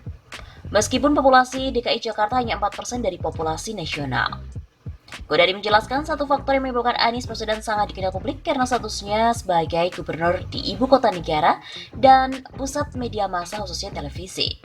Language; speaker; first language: Indonesian; native; Indonesian